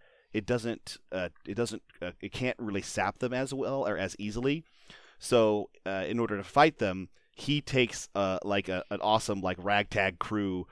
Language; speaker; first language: English; native; English